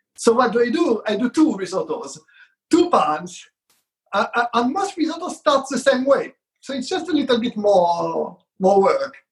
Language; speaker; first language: English; non-native, fluent; Hebrew